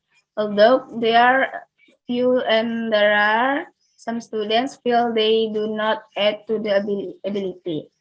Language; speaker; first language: English; non-native, learner; Indonesian